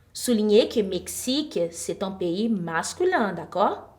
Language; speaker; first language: French; non-native, fluent; Portuguese